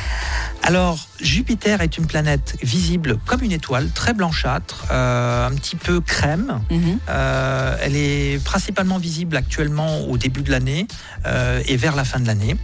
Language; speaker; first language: French; native; French